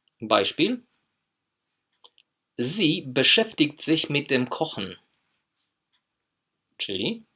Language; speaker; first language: German; non-native, fluent; Polish